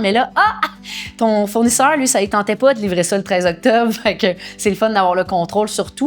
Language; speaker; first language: French; native; French